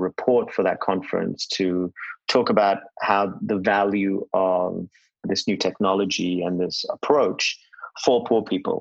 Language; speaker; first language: English; non-native, local second language; Hindi